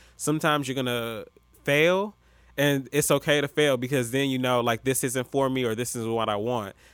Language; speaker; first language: English; native; English